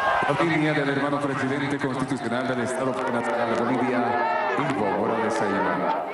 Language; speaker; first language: Spanish; native; Spanish